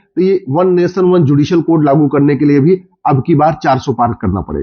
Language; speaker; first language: Hindi; native; Hindi